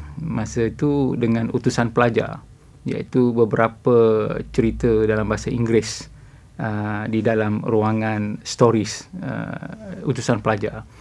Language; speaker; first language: Malay; native; Malay